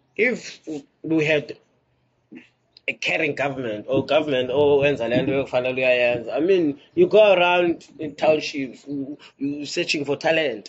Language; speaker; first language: English; non-native, local second language; Xhosa